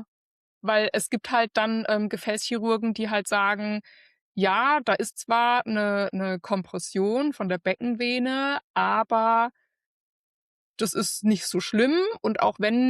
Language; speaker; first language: German; native; German